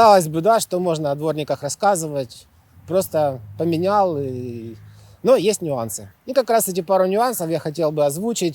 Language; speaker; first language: Russian; native; Russian